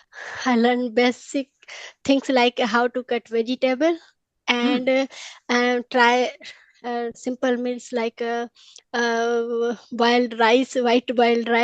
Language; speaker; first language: English; non-native, learner; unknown